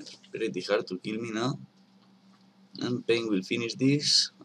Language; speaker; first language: English; non-native, learner; Spanish